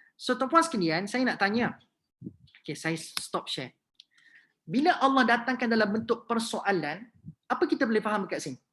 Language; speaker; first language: Malay; native; Malay